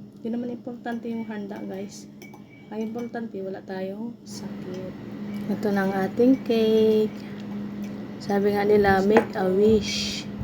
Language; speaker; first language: Filipino; non-native, local second language; Bikol